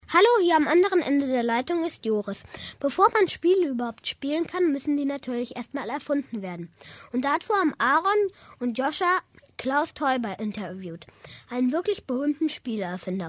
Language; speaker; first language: German; native; German